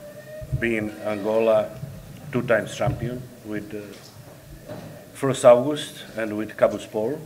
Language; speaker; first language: English; non-native, learner; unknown